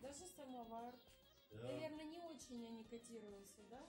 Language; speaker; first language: Russian; native; Russian